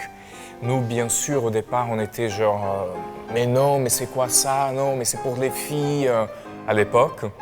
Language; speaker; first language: French; non-native, fluent; Portuguese